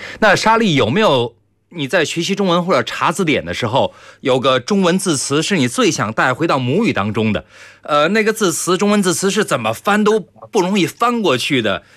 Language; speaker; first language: Chinese; native; Chinese